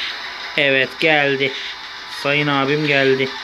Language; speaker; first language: Turkish; native; Turkish